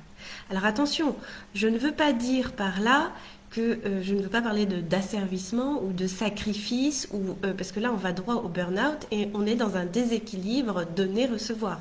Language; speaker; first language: French; native; French